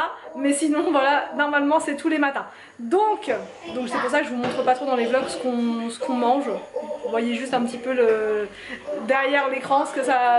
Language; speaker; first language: French; native; French